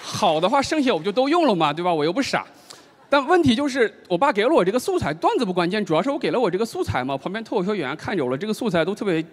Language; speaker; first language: Chinese; native; Chinese